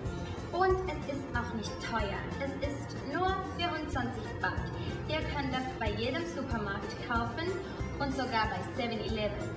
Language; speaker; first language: German; non-native, fluent; Thai